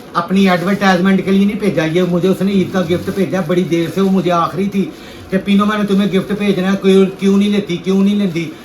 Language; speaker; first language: Urdu; non-native, local second language; Punjabi